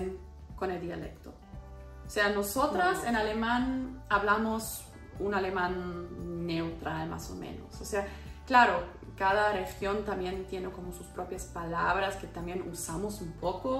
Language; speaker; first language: Spanish; non-native, fluent; German